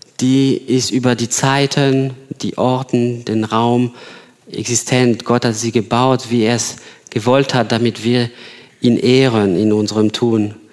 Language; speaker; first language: German; non-native, fluent; French